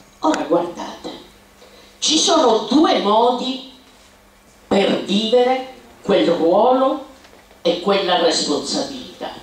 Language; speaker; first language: Italian; native; Italian